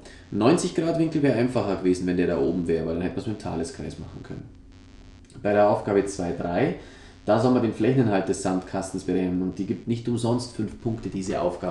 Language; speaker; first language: German; native; German